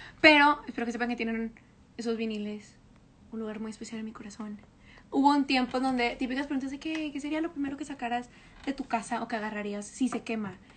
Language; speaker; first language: Spanish; early bilingual, heritage; Spanish